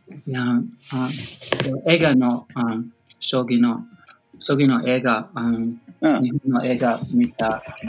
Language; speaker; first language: Japanese; non-native, learner; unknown